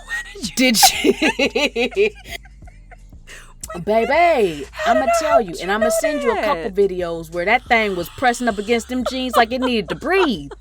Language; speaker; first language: English; native; English